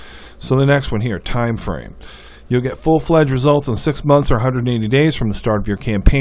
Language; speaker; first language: English; native; English